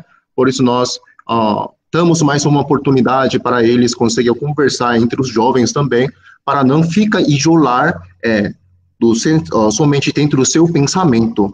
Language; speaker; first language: Portuguese; non-native, fluent; Korean